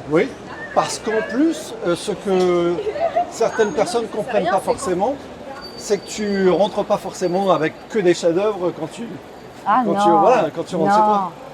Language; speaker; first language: French; native; French